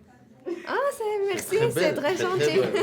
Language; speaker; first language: French; non-native, learner; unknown